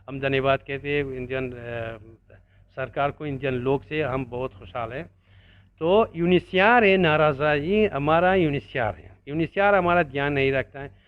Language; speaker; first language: Hindi; non-native, learner; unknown